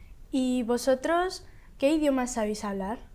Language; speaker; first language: Spanish; early bilingual, other home language; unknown